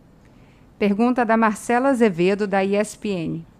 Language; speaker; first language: Portuguese; native; Portuguese